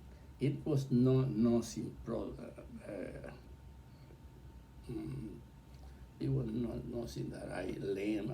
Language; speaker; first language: English; non-native, learner; Spanish